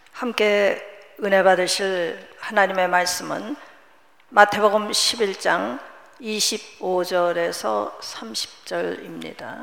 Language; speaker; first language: Korean; native; Korean